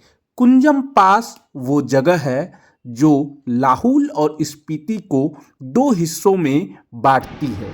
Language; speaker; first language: Hindi; native; Hindi